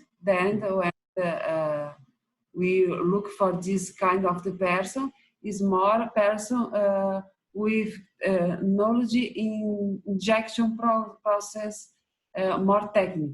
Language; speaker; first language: English; non-native, learner; Portuguese